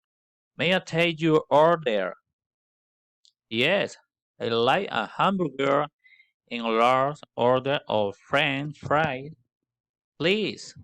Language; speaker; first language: English; non-native, learner; Spanish